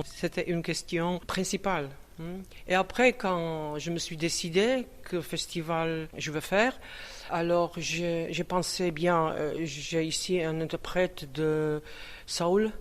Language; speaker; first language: French; non-native, fluent; Czech